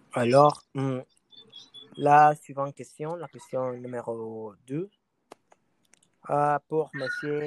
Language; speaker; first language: French; non-native, learner; Spanish